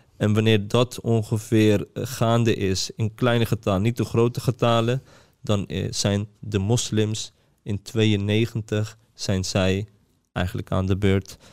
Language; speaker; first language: Dutch; early bilingual, other home language; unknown